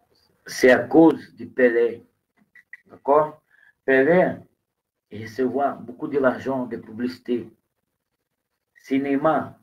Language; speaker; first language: French; non-native, fluent; Portuguese